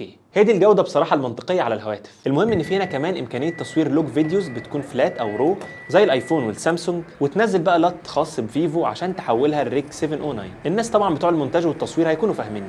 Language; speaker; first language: Arabic; native; Arabic